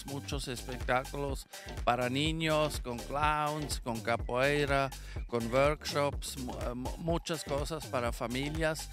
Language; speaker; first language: Spanish; non-native, fluent; German